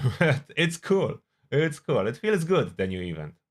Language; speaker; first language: English; non-native, fluent; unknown